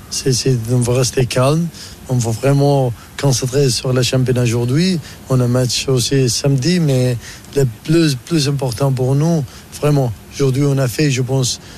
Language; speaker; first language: French; non-native, learner; Arabic